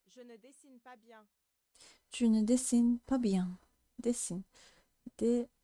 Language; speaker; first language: French; non-native, learner; Japanese